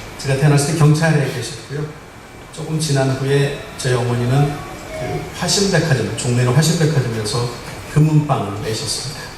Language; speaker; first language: Korean; native; Korean